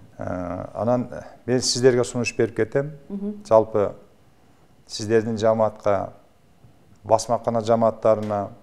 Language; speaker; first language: Kyrgyz; native; Kyrgyz